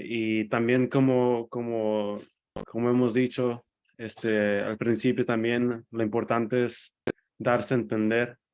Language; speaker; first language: Spanish; early bilingual, other home language; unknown